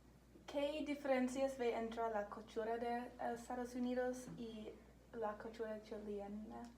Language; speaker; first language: Spanish; non-native, learner; English